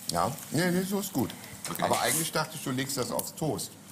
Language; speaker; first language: German; native; German